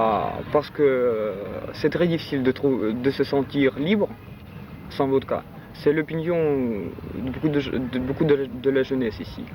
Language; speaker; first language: French; non-native, fluent; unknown